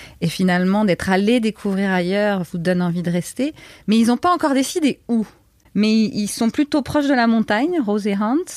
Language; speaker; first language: French; native; French